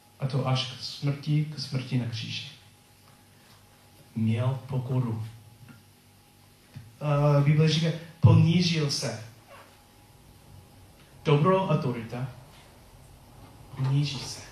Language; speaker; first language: Czech; non-native, learner; English